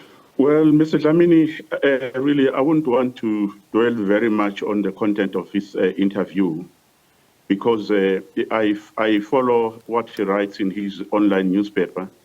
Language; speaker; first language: English; non-native, local second language; Swati